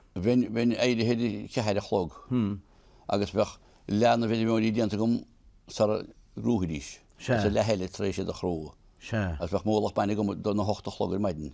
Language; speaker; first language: Irish; native; Irish